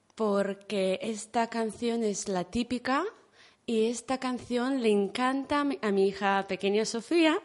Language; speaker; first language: Spanish; non-native, fluent; Ukrainian